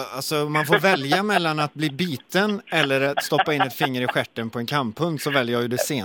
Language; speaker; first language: Swedish; native; Swedish